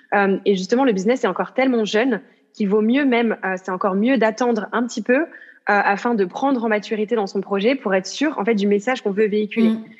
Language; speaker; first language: French; native; French